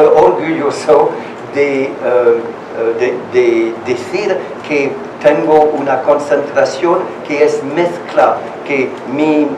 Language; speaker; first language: Spanish; non-native, learner; French